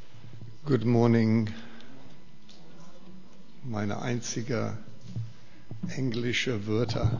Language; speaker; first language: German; non-native, fluent; English